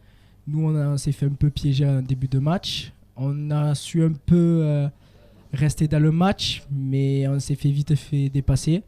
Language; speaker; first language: French; native; French